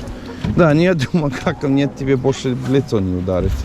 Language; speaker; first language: Russian; non-native, learner; English